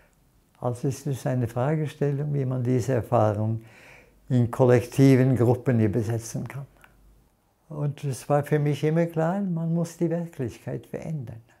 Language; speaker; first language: German; non-native, fluent; Norwegian